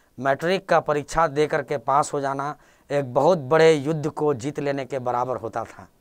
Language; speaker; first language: Hindi; native; Hindi